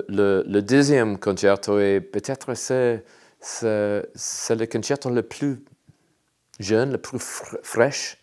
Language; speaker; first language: French; non-native, learner; English